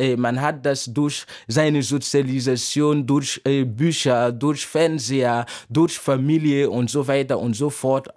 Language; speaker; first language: German; non-native, fluent; Mossi